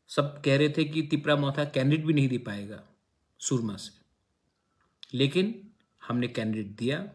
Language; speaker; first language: Hindi; non-native, local second language; Kok Borok